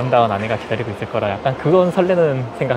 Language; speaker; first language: Korean; native; Korean